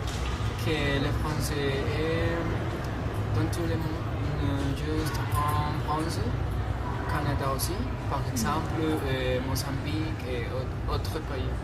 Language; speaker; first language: French; non-native, learner; Spanish